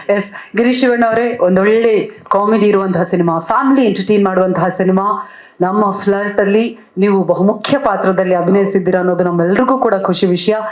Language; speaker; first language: Kannada; native; Kannada